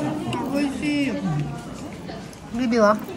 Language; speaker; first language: Japanese; non-native, learner; Filipino